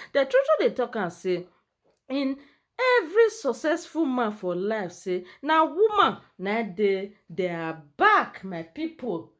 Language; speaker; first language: Nigerian Pidgin; native; Nigerian Pidgin